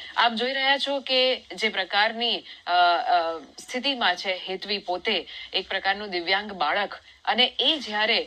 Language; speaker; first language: Gujarati; native; Gujarati